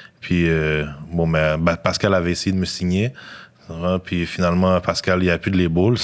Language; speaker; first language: French; native; French